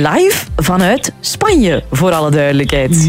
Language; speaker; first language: Dutch; native; Dutch